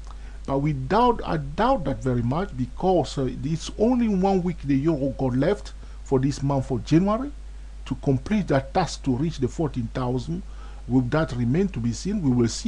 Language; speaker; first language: English; non-native, fluent; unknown